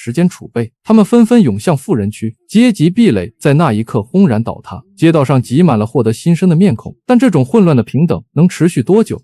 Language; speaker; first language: Chinese; native; Chinese